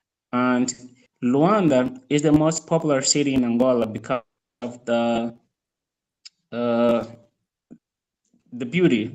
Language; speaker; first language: English; non-native, fluent; Portuguese